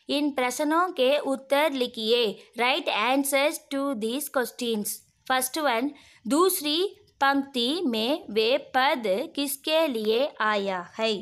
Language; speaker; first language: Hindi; non-native, local second language; Tamil